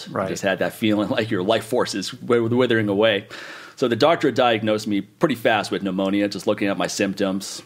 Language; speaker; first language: English; native; English